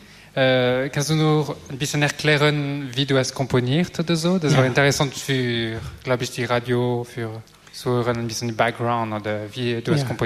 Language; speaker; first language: German; non-native, local second language; French